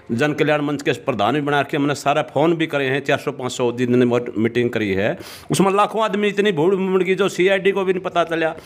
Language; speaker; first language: Hindi; native; Hindi